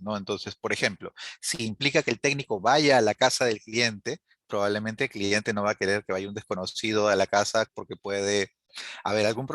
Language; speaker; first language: Spanish; native; Spanish